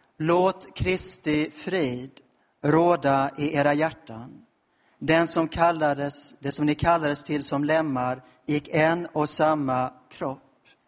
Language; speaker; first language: Swedish; native; Swedish